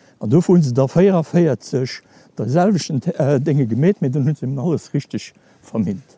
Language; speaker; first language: Luxembourgish; native; Luxembourgish